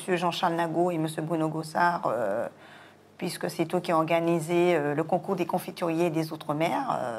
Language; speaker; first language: French; non-native, local second language; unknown